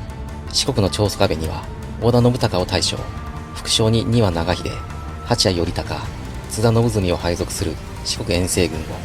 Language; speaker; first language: Japanese; native; Japanese